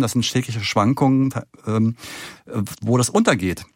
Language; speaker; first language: German; native; German